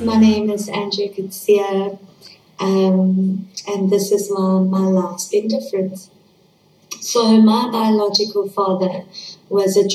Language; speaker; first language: English; native; English